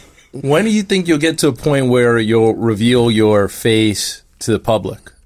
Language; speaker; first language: English; native; English